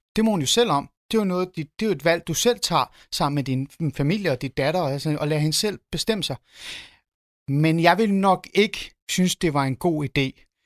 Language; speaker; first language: Danish; early bilingual, other home language; Arabic